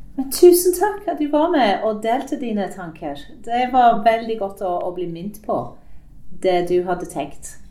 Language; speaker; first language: Norwegian; non-native, fluent; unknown